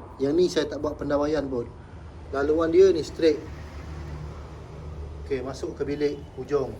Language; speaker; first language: Malay; native; Malay